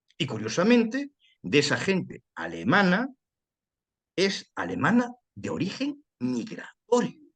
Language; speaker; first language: Spanish; early bilingual, heritage; Spanish